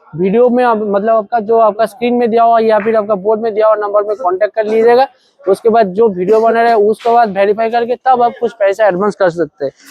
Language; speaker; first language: Hindi; non-native, local second language; Bangla